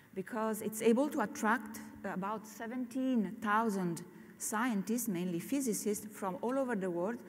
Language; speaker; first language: English; non-native, fluent; Italian